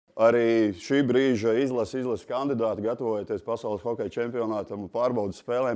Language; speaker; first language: Latvian; native; Latvian